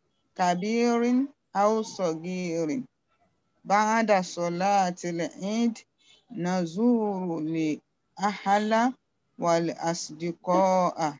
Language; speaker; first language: Arabic; non-native, learner; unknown